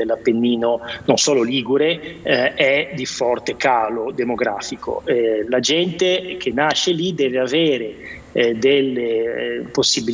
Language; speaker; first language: Italian; native; Italian